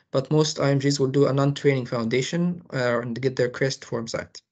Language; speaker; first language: English; non-native, fluent; Arabic